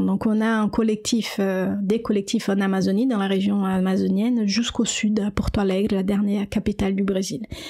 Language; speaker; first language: French; non-native, fluent; Portuguese